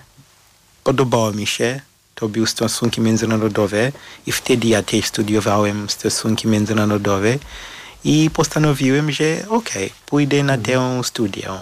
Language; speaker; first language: Polish; non-native, fluent; Shona